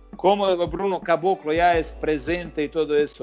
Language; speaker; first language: Spanish; non-native, fluent; Croatian